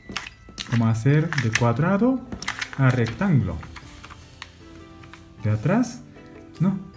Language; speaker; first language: Spanish; non-native, learner; Japanese